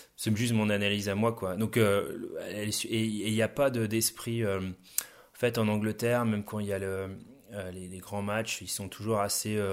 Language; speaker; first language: French; native; French